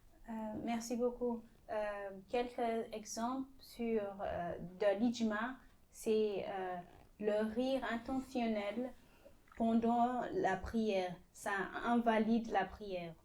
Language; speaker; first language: French; non-native, fluent; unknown